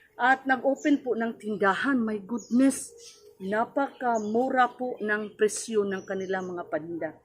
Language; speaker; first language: Filipino; non-native, local second language; Cebuano